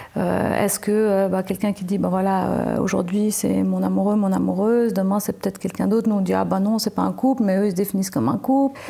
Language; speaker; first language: French; native; French